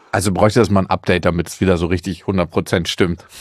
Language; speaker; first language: German; native; German